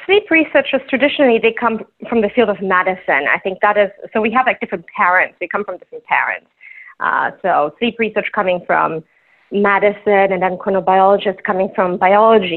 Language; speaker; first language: English; non-native, fluent; Luxembourgish